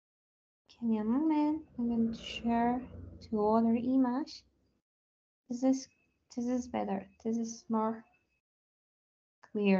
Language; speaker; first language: English; non-native, learner; Spanish